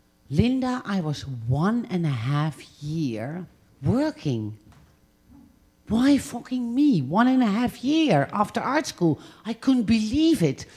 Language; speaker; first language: English; non-native, fluent; Dutch